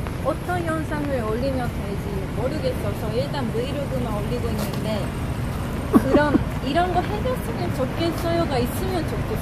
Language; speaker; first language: Korean; non-native, fluent; Japanese